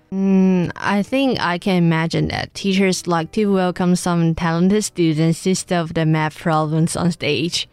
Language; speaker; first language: English; non-native, fluent; Chinese